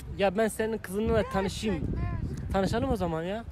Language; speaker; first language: Turkish; native; Turkish